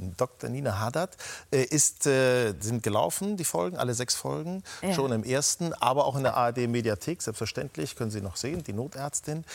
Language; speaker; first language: German; native; German